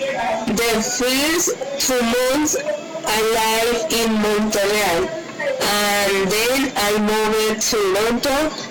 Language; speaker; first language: English; non-native, learner; Spanish